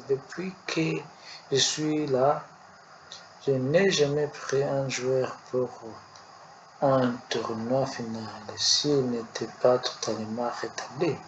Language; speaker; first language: French; non-native, learner; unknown